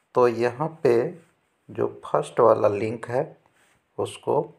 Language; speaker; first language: Hindi; native; Hindi